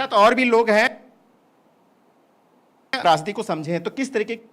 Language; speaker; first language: Hindi; native; Hindi